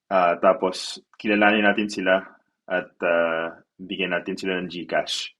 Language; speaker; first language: Filipino; early bilingual, heritage; Filipino